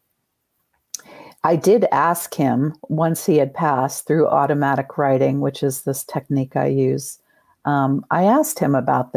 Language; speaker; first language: English; native; English